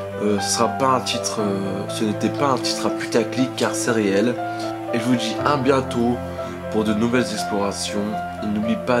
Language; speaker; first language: French; native; French